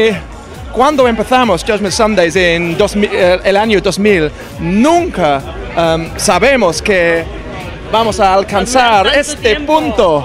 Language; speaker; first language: Spanish; non-native, learner; English